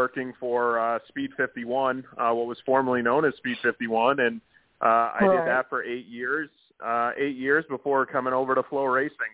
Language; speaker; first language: English; native; English